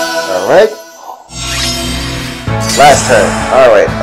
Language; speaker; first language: English; native; English